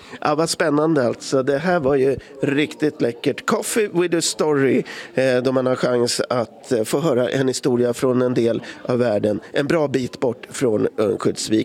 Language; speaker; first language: Swedish; native; Swedish